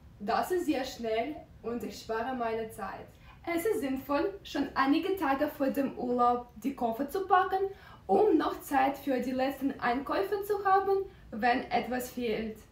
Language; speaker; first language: German; non-native, fluent; Russian